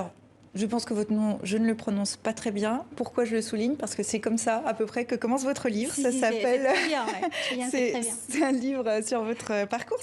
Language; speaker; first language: French; native; French